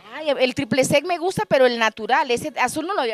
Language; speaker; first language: Spanish; native; Spanish